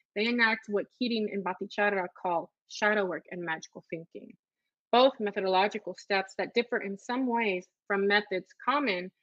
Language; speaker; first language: English; early bilingual, other home language; Spanish